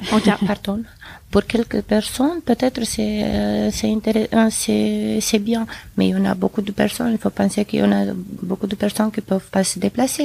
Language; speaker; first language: French; non-native, fluent; Romanian